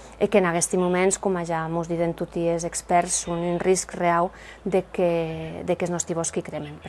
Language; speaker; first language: Catalan; non-native, local second language; Occitan